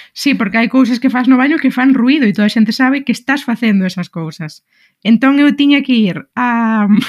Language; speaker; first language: Galician; non-native, local second language; Spanish